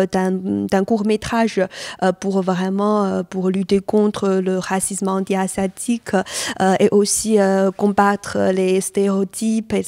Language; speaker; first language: French; non-native, fluent; Chinese